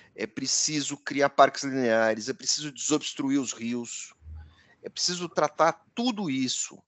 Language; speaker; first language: Portuguese; native; Portuguese